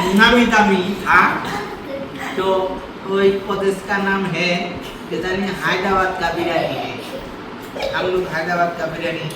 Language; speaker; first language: Hindi; non-native, learner; Bangla